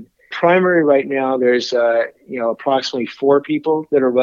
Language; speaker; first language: English; native; English